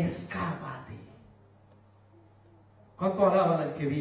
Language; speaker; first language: Spanish; native; Spanish